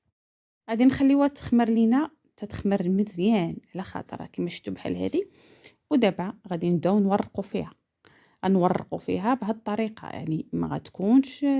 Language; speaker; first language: Arabic; native; Arabic